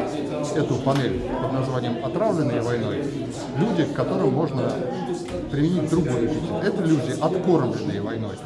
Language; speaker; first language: Russian; native; Russian